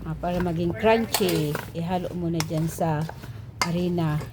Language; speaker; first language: Filipino; non-native, local second language; Bikol